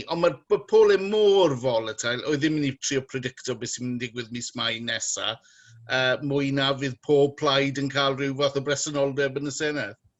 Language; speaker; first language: Welsh; native; Welsh